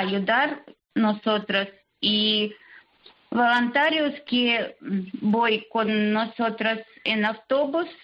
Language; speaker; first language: Spanish; non-native, learner; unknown